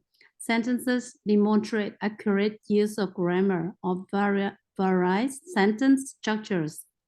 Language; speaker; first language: English; non-native, learner; Vietnamese